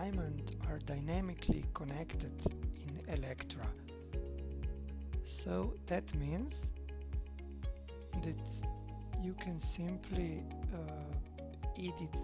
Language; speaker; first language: English; non-native, fluent; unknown